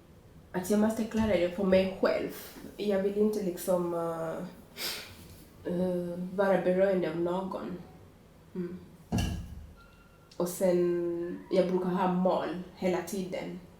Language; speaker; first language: Swedish; non-native, fluent; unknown